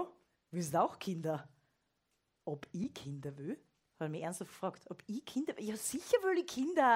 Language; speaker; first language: German; native; German